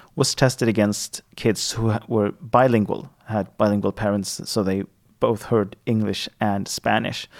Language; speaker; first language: English; non-native, fluent; Swedish